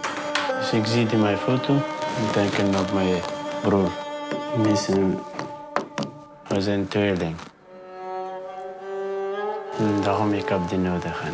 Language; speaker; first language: Dutch; non-native, learner; Persian